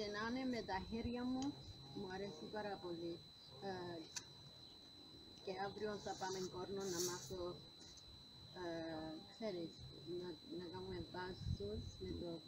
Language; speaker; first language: Greek; early bilingual, heritage; Greek